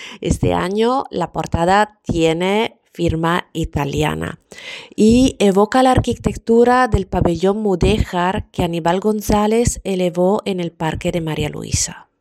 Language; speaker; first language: Spanish; non-native, fluent; Italian